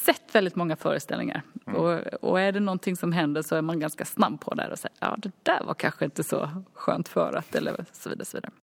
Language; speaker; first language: Swedish; early bilingual, other home language; Finnish